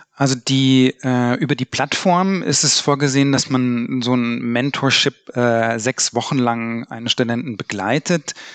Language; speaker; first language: German; native; German